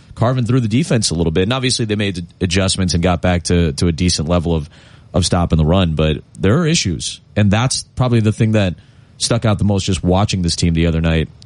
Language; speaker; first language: English; native; English